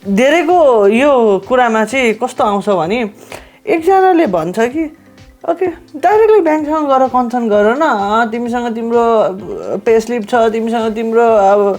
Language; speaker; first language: Nepali; native; Nepali